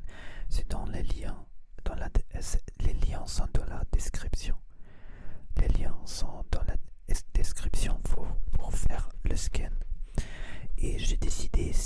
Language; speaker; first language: French; non-native, learner; Spanish